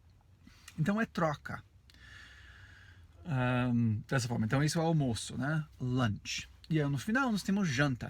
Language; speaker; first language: Portuguese; non-native, fluent; English